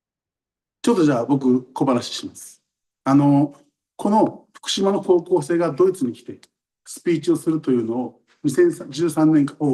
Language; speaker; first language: Japanese; native; Japanese